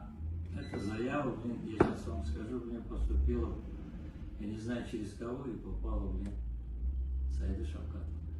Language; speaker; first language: Russian; non-native, local second language; Uzbek